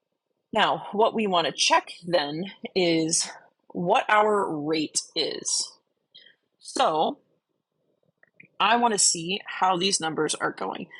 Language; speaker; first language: English; native; English